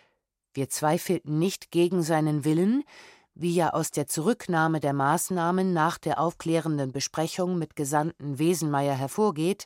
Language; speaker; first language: German; native; German